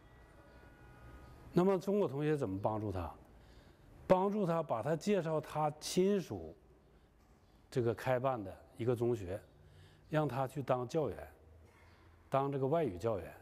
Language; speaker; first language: Chinese; native; Chinese